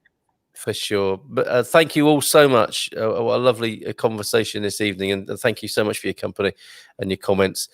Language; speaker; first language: English; native; English